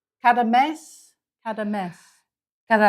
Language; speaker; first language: Spanish; non-native, learner; English